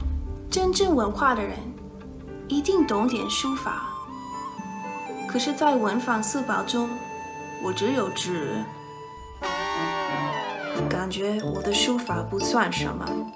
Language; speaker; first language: Chinese; non-native, fluent; English